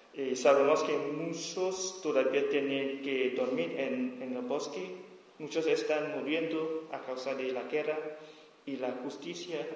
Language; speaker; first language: Spanish; non-native, learner; S'gaw Karen